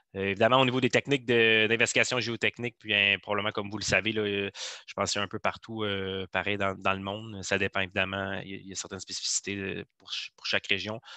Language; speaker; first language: French; native; French